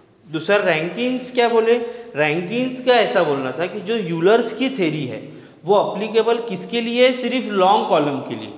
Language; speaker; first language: Hindi; non-native, local second language; Marathi